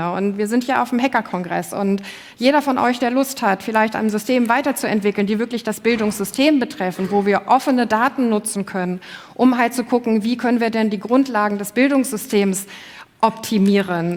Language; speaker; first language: German; native; German